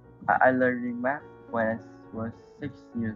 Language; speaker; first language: English; non-native, learner; Vietnamese